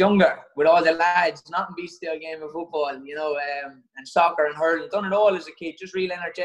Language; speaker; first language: English; native; English